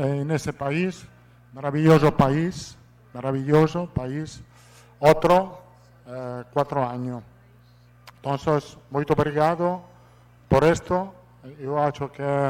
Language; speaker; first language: Portuguese; non-native, fluent; Italian